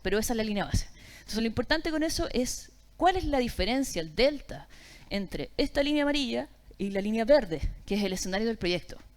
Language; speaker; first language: Spanish; native; Spanish